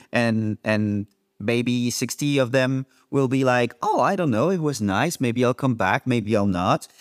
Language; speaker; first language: English; non-native, fluent; French